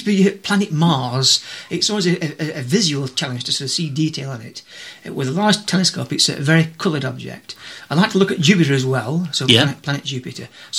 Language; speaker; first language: English; native; English